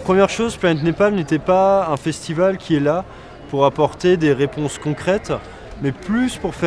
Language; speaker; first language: French; native; French